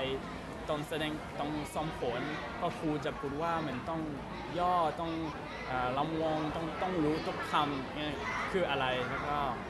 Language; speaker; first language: Thai; non-native, learner; English